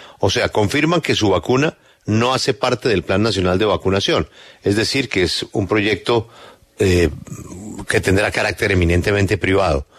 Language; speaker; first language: Spanish; native; Spanish